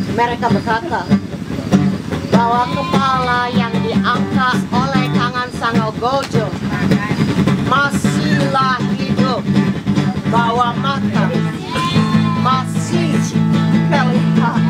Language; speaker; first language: Indonesian; non-native, fluent; English